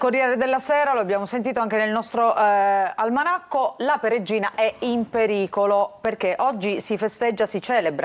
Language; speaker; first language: Italian; native; Italian